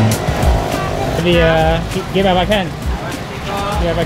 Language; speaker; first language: Chinese; non-native, fluent; English